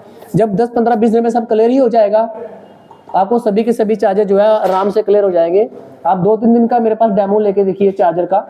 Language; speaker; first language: Hindi; native; Hindi